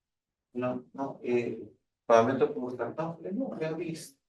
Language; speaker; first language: Portuguese; non-native, fluent; Spanish